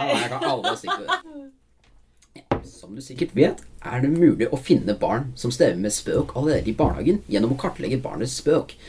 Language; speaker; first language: Norwegian; native; Norwegian